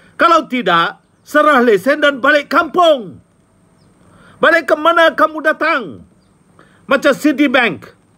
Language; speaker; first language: Malay; non-native, local second language; Tamil